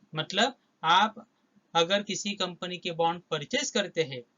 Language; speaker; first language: Hindi; non-native, local second language; Marathi